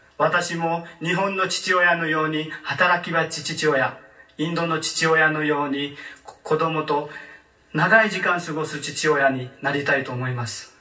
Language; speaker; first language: Japanese; non-native, learner; Marathi